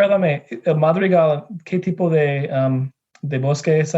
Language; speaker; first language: Spanish; non-native, fluent; English